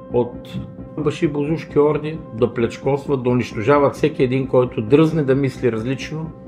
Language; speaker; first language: Bulgarian; native; Bulgarian